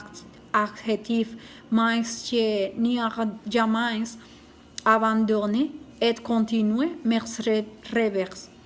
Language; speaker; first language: French; non-native, learner; Spanish